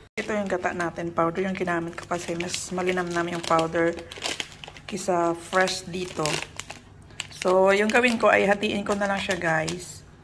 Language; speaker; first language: Filipino; non-native, local second language; Hiligaynon